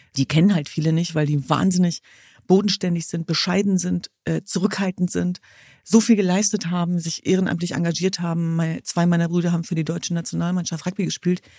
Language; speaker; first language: German; early bilingual, other home language; Kurdish